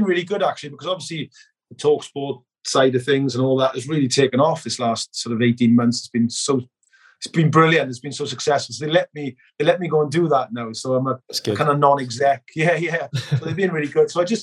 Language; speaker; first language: English; native; English